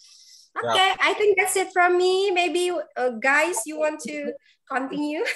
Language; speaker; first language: English; non-native, fluent; Indonesian